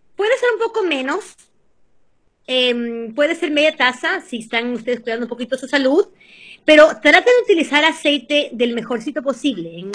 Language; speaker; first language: Spanish; early bilingual, heritage; Spanish